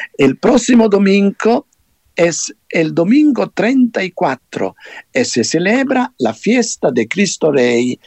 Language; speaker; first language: Spanish; non-native, fluent; Italian